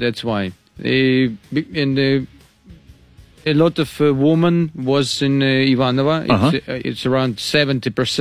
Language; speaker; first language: English; non-native, learner; Russian